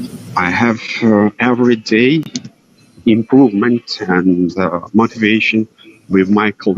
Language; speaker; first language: English; non-native, fluent; Russian